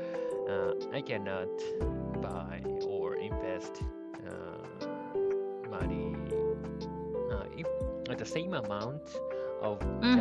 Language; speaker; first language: English; non-native, learner; Japanese